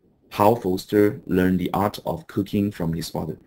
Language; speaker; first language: English; non-native, fluent; Chinese